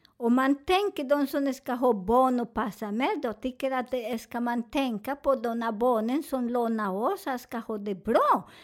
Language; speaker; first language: Swedish; non-native, learner; Spanish